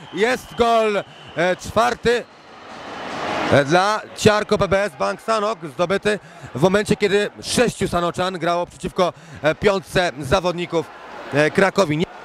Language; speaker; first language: Polish; native; Polish